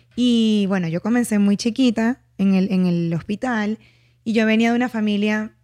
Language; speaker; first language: Spanish; native; Spanish